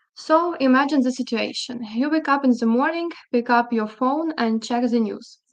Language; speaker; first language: English; non-native, fluent; Ukrainian